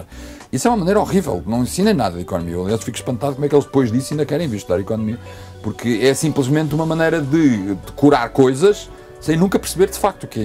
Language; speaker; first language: Portuguese; native; Portuguese